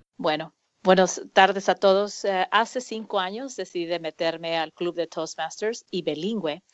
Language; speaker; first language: Spanish; early bilingual, heritage; Spanish